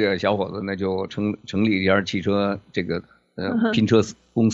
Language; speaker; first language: Chinese; native; Chinese